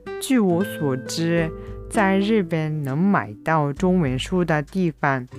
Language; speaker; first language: Chinese; non-native, fluent; Japanese